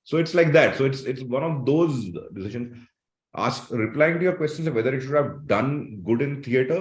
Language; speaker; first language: English; non-native, local second language; Malayalam